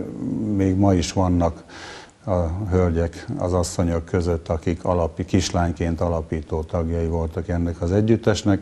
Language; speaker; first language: Hungarian; native; Hungarian